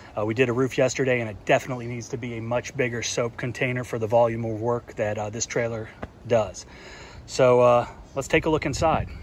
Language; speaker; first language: English; native; English